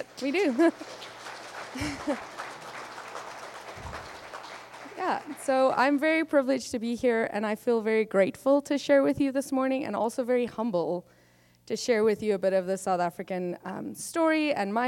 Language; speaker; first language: English; non-native, local second language; Afrikaans